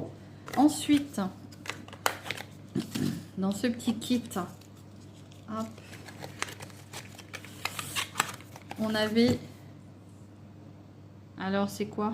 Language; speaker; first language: French; native; French